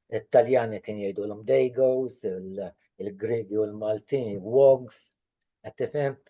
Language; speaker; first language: Maltese; native; Maltese